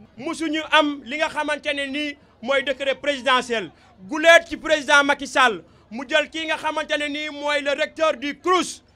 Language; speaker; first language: Wolof; non-native, local second language; Jola-Fonyi